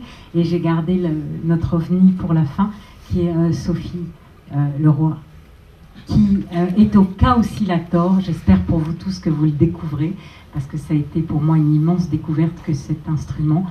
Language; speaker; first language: French; native; French